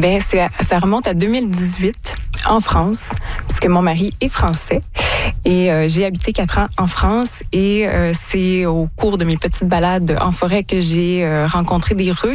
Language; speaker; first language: French; native; French